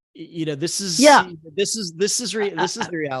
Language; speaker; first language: English; native; English